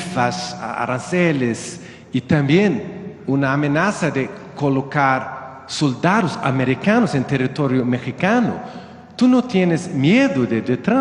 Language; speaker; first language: Spanish; non-native, learner; Swedish